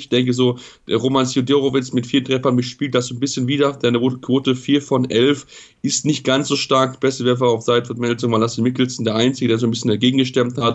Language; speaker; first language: German; native; German